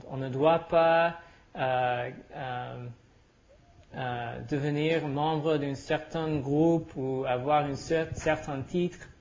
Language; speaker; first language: French; non-native, learner; English